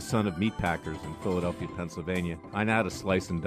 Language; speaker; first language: English; native; English